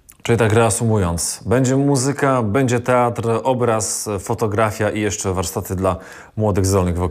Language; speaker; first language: Polish; native; Polish